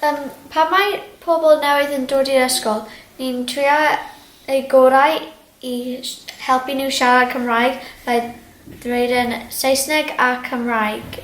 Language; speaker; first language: Welsh; non-native, local second language; English